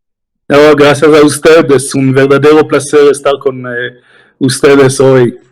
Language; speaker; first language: Spanish; non-native, fluent; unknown